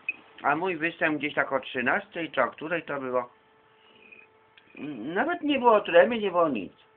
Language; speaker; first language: Polish; native; Polish